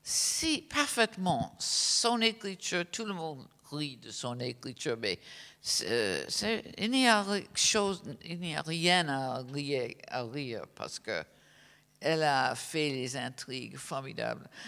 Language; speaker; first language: French; non-native, fluent; English